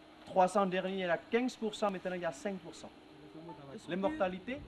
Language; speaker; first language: French; non-native, learner; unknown